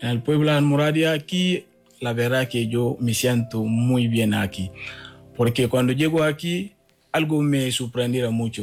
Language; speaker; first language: Spanish; non-native, learner; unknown